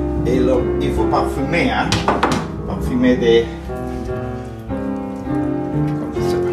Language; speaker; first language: French; non-native, learner; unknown